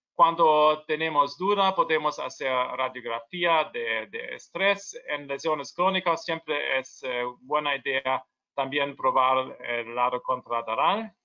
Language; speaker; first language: Spanish; non-native, learner; German